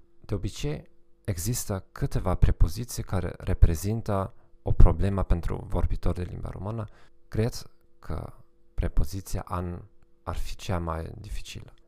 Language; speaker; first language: Romanian; non-native, fluent; German